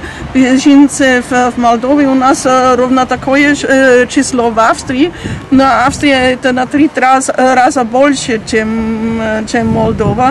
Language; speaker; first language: Russian; non-native, fluent; German